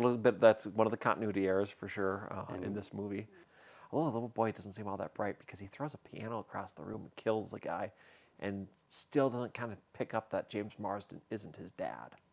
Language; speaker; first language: English; native; English